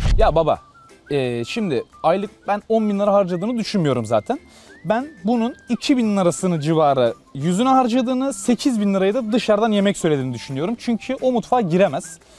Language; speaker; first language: Turkish; native; Turkish